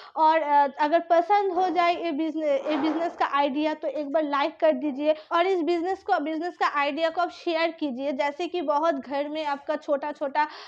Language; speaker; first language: Hindi; non-native, local second language; Bangla